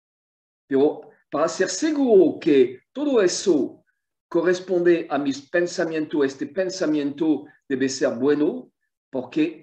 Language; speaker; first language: Spanish; non-native, fluent; French